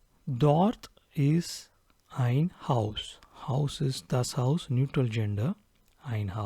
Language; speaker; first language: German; non-native, fluent; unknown